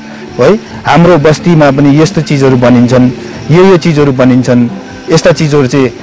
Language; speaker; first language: Nepali; native; Nepali